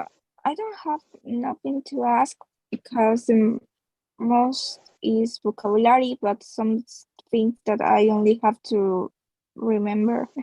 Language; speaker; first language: English; non-native, learner; Spanish